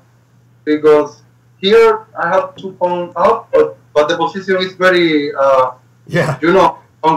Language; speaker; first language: English; non-native, learner; Spanish